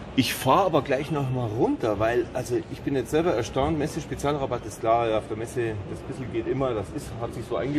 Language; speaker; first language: German; native; German